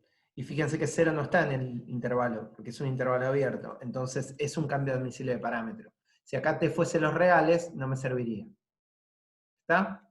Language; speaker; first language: Spanish; native; Spanish